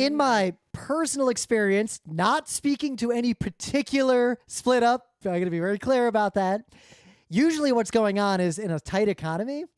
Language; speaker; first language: English; native; English